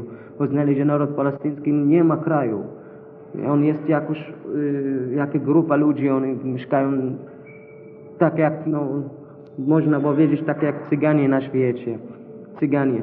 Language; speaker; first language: Polish; non-native, learner; Arabic